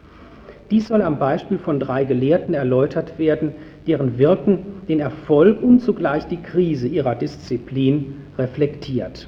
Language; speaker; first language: German; native; German